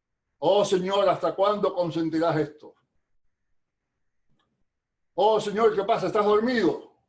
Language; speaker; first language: Spanish; native; Spanish